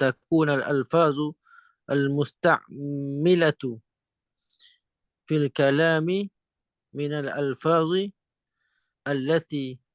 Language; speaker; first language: Arabic; non-native, fluent; Malay